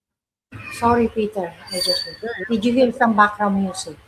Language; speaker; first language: English; non-native, local second language; Filipino